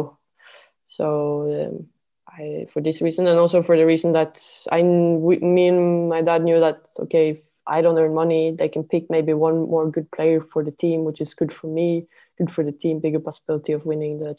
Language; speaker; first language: English; non-native, fluent; Norwegian